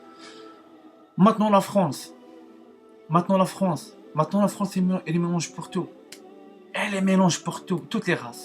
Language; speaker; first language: French; non-native, learner; Arabic